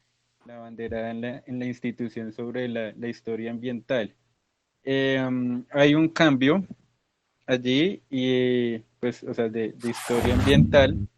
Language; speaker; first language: Spanish; native; Spanish